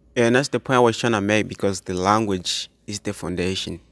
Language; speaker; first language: English; non-native, local second language; Swahili